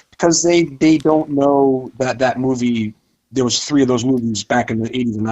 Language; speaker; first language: English; native; English